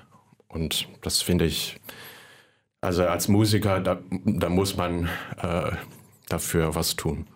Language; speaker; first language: German; non-native, fluent; Cantonese